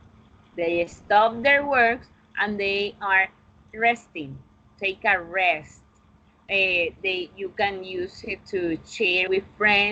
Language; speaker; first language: English; non-native, fluent; Spanish